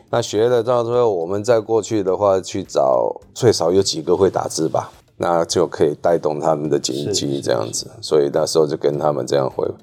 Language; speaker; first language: Chinese; native; Chinese